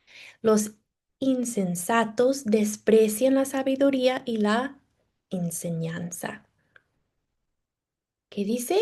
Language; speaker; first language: Spanish; non-native, fluent; English